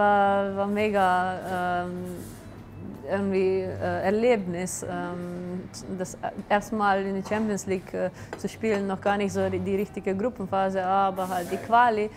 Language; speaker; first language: German; non-native, fluent; Slovenian